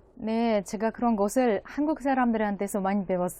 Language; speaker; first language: Korean; non-native, fluent; Russian